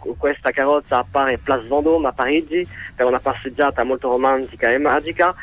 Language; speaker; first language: Italian; non-native, fluent; French